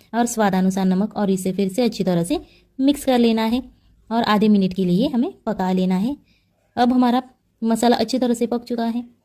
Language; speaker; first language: Hindi; non-native, local second language; Marathi